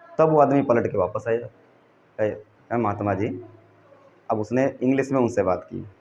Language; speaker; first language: Hindi; native; Hindi